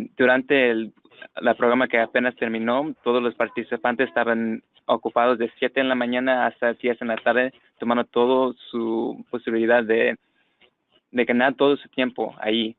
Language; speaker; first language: Spanish; non-native, fluent; English